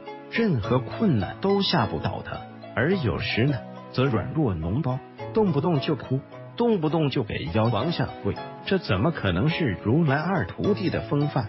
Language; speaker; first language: Chinese; native; Chinese